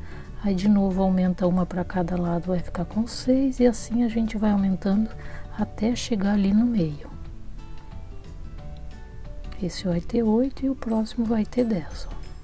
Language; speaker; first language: Portuguese; native; Portuguese